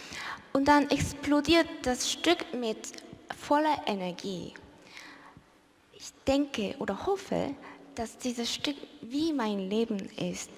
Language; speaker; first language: German; early bilingual, other home language; Korean